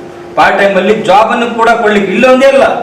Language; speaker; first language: Kannada; native; Kannada